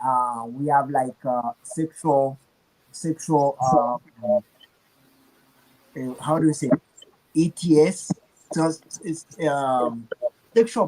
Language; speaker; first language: English; non-native, learner; Haitian Creole